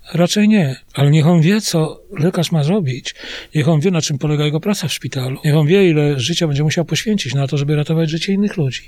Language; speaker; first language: Polish; native; Polish